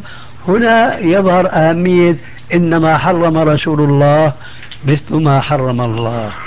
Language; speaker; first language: Arabic; native; Arabic